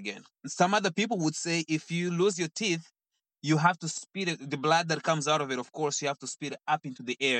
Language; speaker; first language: English; non-native, fluent; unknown